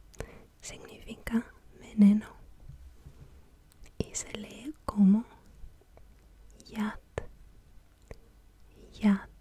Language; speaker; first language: Spanish; non-native, fluent; Russian